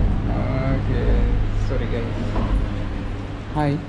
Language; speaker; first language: English; non-native, fluent; Rundi